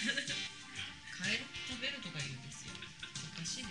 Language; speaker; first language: Japanese; native; Japanese